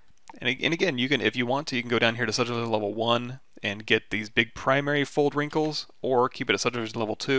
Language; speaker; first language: English; native; English